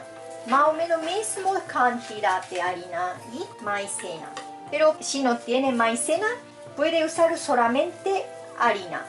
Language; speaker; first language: Spanish; non-native, fluent; Japanese